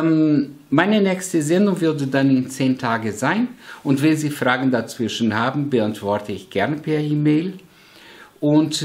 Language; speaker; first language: German; non-native, fluent; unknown